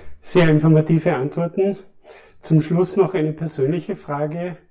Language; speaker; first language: German; native; German